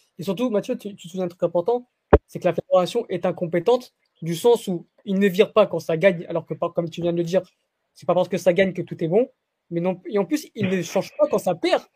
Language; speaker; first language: French; early bilingual, other home language; Portuguese